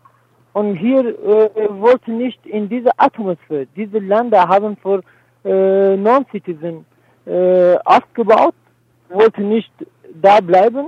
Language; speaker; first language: German; non-native, learner; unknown